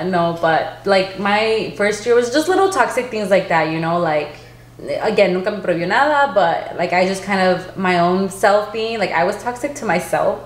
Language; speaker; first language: English; early bilingual, other home language; Spanish